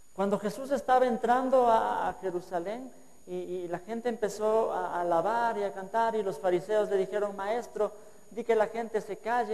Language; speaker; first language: Spanish; native; Spanish